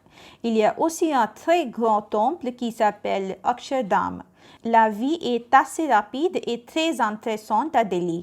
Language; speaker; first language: French; non-native, fluent; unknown